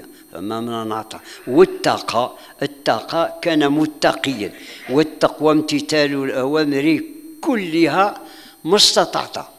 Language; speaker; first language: Arabic; non-native, local second language; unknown